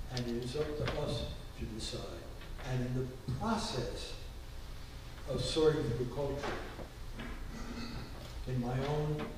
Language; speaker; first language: English; native; English